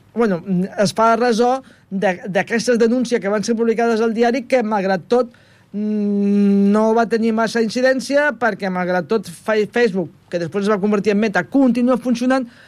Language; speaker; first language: Catalan; non-native, local second language; Spanish